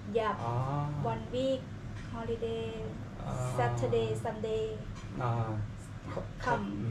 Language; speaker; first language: English; non-native, learner; Thai